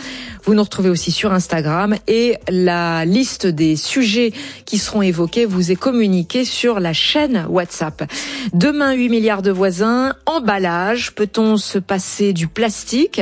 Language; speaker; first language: French; native; French